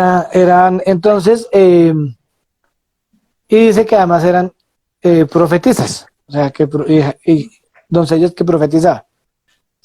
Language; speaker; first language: Spanish; native; Spanish